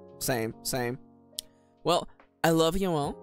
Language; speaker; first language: English; native; English